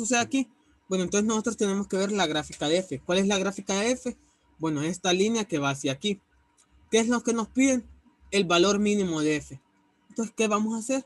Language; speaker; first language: Spanish; native; Spanish